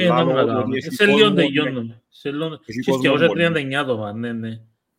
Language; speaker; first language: Greek; native; Greek